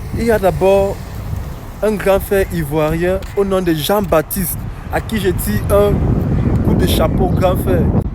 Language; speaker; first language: French; native; French